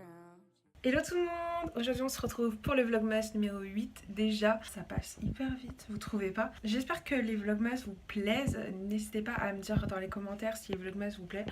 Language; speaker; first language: French; native; French